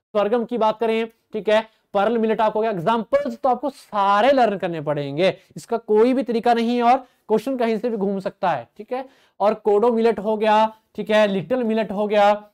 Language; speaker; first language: Hindi; native; Hindi